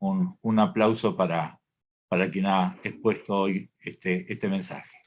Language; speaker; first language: Spanish; native; Spanish